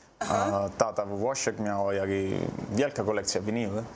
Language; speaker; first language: Polish; non-native, learner; Italian